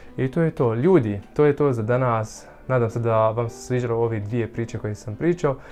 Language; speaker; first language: Bosnian; non-native, fluent; Arabic